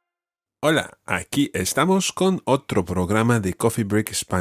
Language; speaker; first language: Spanish; non-native, fluent; English